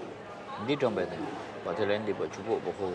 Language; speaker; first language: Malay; non-native, local second language; Javanese